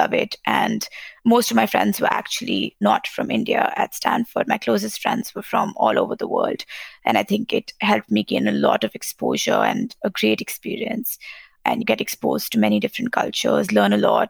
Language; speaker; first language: English; non-native, local second language; Hindi